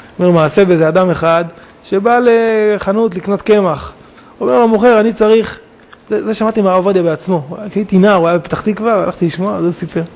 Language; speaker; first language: Hebrew; native; Hebrew